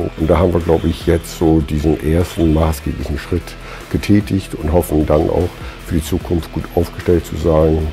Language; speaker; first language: German; native; German